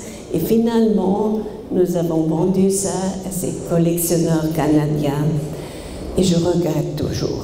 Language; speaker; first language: French; non-native, fluent; German